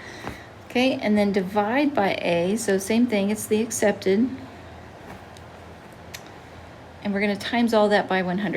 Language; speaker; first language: English; native; English